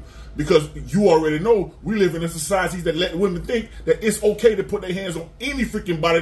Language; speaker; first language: English; native; English